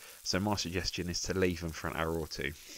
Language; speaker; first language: English; native; English